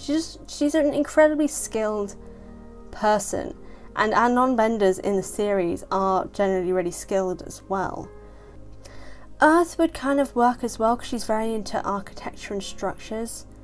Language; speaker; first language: English; native; English